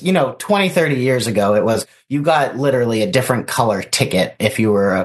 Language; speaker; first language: English; native; English